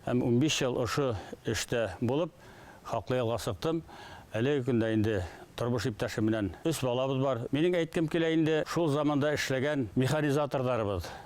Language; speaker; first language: Tatar; non-native, local second language; Bashkir